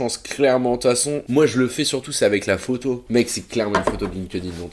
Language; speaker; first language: French; native; French